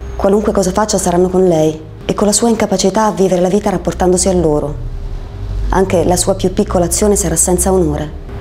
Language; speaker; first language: Italian; native; Italian